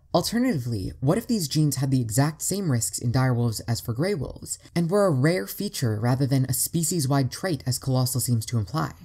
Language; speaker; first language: English; native; English